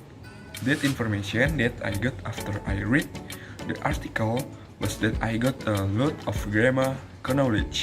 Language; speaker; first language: English; non-native, learner; Indonesian